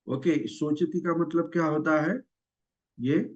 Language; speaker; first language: Hindi; non-native, local second language; Marathi